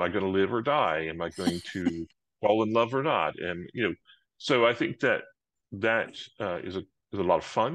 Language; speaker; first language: English; native; English